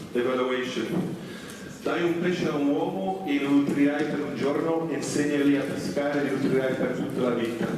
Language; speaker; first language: Italian; non-native, fluent; Dutch